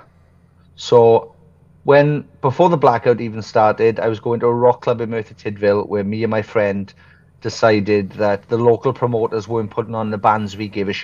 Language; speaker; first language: English; native; English